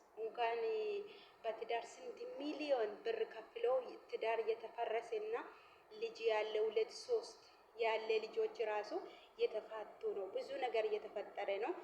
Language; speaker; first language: Amharic; non-native, local second language; Oromo